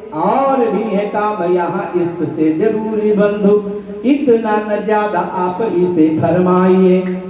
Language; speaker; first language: Hindi; native; Hindi